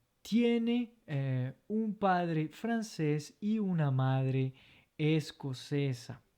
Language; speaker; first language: Spanish; non-native, fluent; French